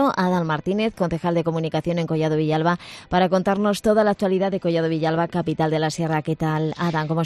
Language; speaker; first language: Spanish; native; Spanish